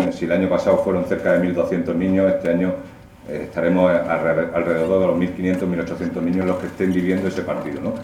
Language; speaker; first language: Spanish; native; Spanish